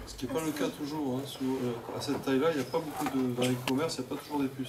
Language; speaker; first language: French; native; French